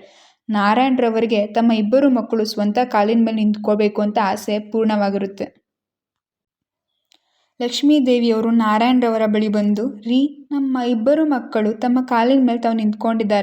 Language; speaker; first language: Kannada; native; Kannada